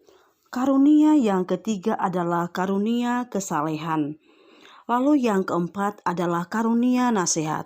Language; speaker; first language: Indonesian; native; Indonesian